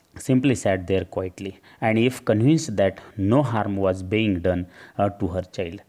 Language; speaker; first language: English; non-native, local second language; Marathi